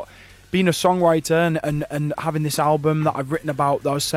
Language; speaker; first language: English; native; English